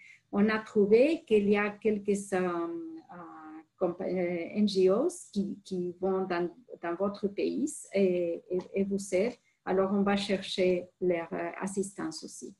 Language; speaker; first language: French; non-native, fluent; Spanish